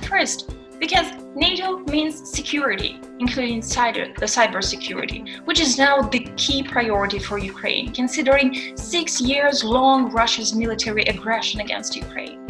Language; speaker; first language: English; non-native, fluent; Ukrainian